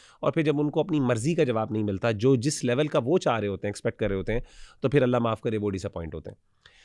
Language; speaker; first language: Urdu; native; Urdu